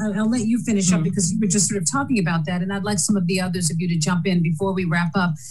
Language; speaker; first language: English; native; English